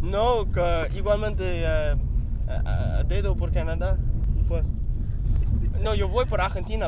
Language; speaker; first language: Spanish; non-native, learner; English